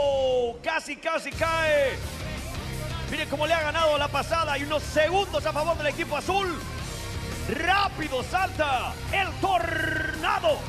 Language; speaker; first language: Spanish; native; Spanish